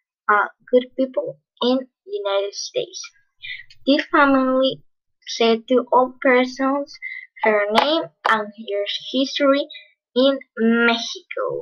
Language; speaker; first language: English; non-native, learner; Spanish